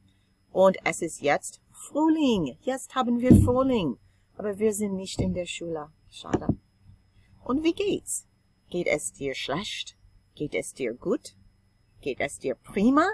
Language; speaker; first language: German; non-native, fluent; English